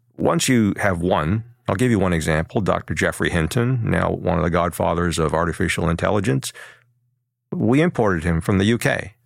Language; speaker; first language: English; early bilingual, other home language; Chinese